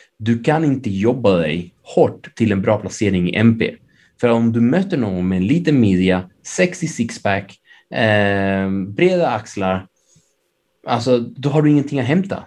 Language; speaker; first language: Swedish; early bilingual, other home language; Spanish